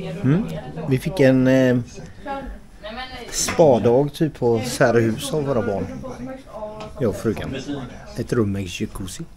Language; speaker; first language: Swedish; native; Swedish